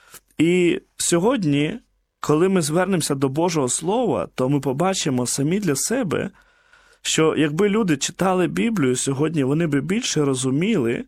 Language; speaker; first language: Ukrainian; native; Ukrainian